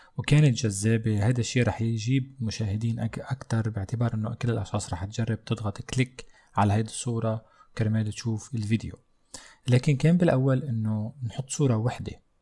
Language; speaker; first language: Arabic; native; Arabic